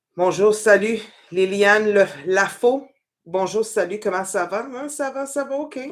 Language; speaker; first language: French; native; French